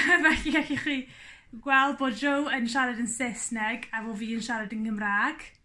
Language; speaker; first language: Welsh; non-native, local second language; English